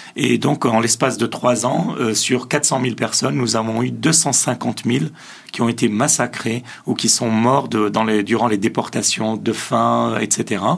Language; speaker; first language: French; early bilingual, other home language; Assyrian Neo-Aramaic